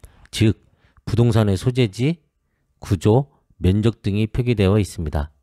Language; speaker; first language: Korean; native; Korean